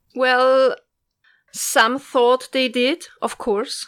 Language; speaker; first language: English; non-native, fluent; German